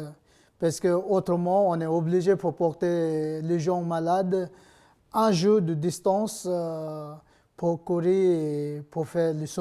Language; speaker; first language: French; non-native, learner; Nepali